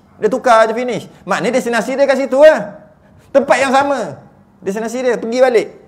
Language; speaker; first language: Malay; native; Malay